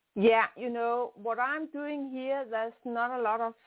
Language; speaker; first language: English; non-native, fluent; Danish